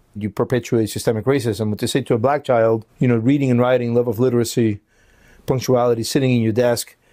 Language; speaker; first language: English; early bilingual, other home language; Spanish